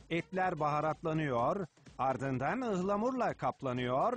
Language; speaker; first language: Turkish; native; Turkish